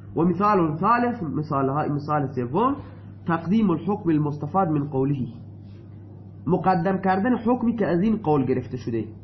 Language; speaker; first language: Persian; non-native, local second language; Baluchi